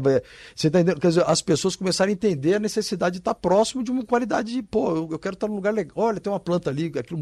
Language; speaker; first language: Portuguese; native; Portuguese